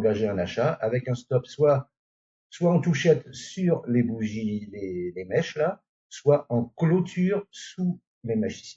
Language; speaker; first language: French; native; French